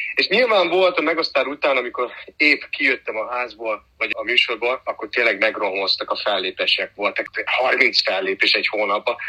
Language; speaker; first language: Hungarian; early bilingual, heritage; Hungarian